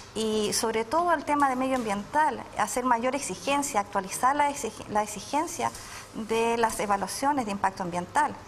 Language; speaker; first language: Spanish; native; Spanish